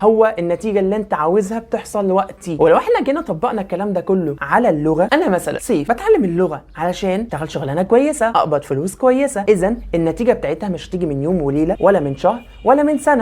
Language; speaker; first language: Arabic; native; Arabic